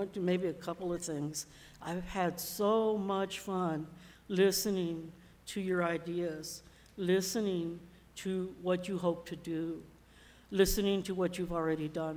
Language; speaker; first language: English; native; English